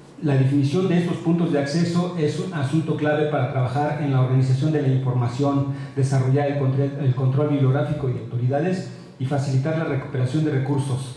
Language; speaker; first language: Spanish; native; Spanish